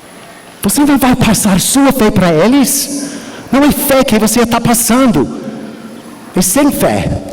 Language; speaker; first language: Portuguese; non-native, learner; English